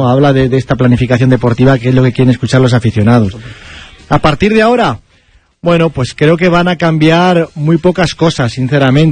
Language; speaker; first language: Spanish; native; Spanish